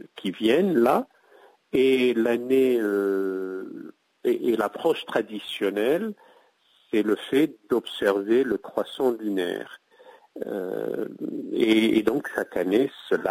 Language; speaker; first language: French; non-native, local second language; Arabic